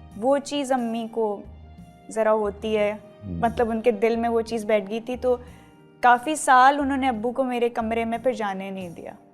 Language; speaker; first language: Urdu; native; Urdu